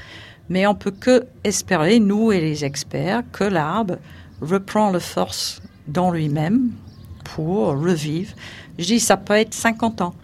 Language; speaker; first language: French; non-native, fluent; English